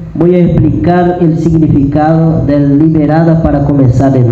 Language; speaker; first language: Spanish; native; Spanish